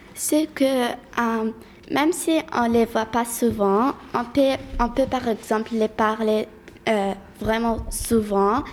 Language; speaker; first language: French; early bilingual, other home language; Arabic